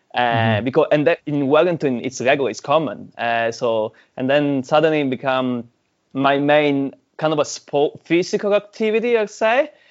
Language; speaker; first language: English; non-native, fluent; Italian